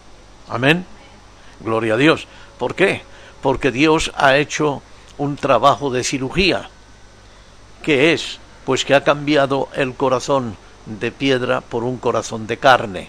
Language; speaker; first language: Spanish; native; Spanish